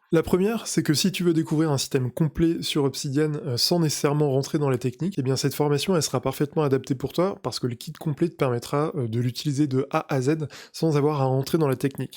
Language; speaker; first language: French; native; French